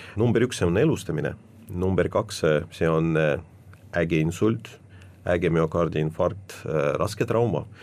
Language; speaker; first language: Estonian; non-native, local second language; Russian